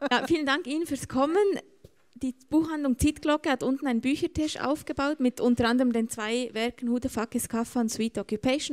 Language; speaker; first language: German; native; German